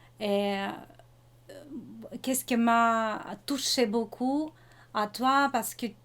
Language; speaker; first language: French; non-native, fluent; Russian